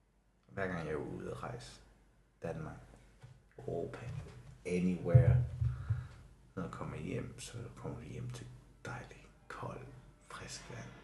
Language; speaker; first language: Danish; non-native, local second language; Kalaallisut